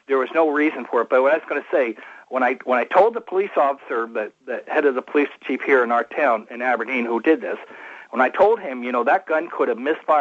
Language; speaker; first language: English; native; English